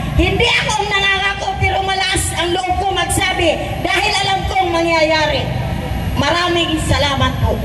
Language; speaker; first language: Filipino; non-native, local second language; Waray